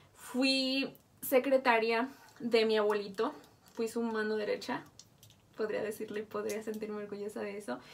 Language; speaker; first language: Spanish; native; Spanish